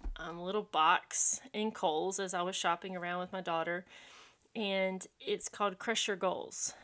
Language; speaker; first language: English; native; English